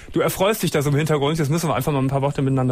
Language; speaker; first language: German; native; German